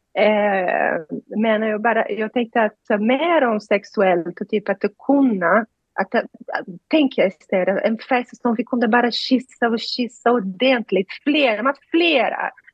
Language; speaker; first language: Swedish; non-native, learner; Portuguese